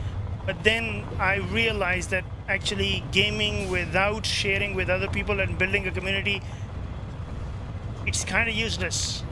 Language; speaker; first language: English; non-native, local second language; Pashto